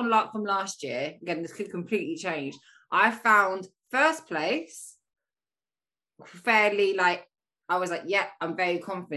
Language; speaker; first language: English; native; English